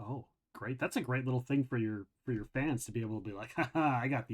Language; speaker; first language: English; native; English